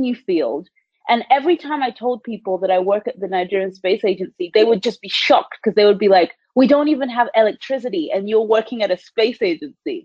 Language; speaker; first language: English; native; English